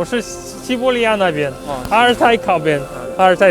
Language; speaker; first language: Chinese; non-native, fluent; Russian